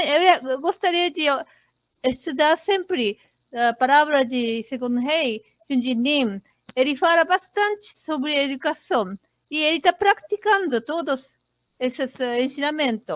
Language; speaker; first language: Portuguese; non-native, learner; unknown